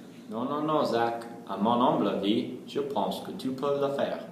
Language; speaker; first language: French; non-native, learner; English